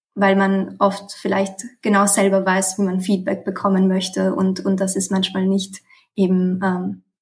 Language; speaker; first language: German; early bilingual, other home language; Romanian